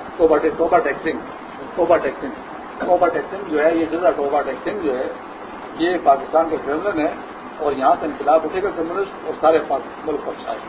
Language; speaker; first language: Urdu; non-native, local second language; Pashto